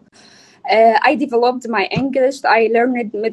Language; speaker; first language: English; non-native, learner; Arabic